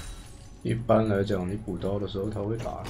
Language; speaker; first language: Chinese; native; Chinese